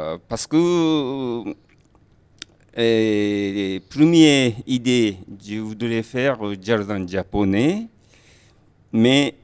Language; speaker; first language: French; non-native, learner; Japanese